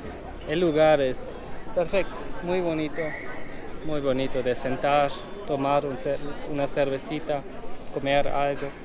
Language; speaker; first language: Spanish; non-native, fluent; German